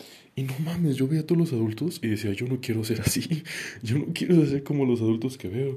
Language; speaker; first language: Spanish; native; Spanish